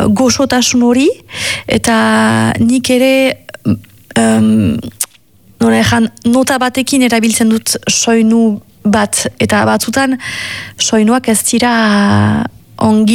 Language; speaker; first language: Basque; native; Basque